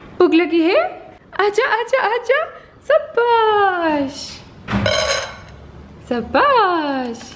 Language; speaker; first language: Hindi; non-native, learner; German